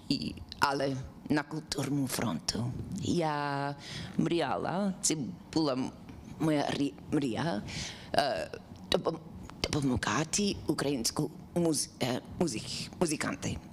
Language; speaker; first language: Ukrainian; non-native, learner; English